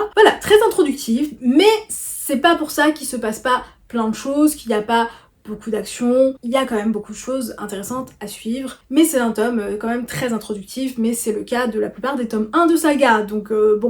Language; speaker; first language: French; native; French